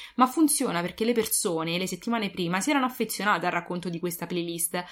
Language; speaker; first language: Italian; native; Italian